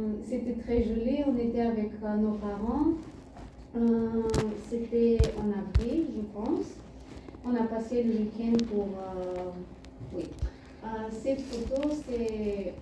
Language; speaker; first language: French; non-native, learner; Bulgarian